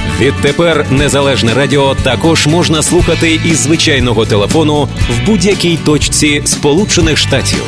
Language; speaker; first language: Ukrainian; native; Ukrainian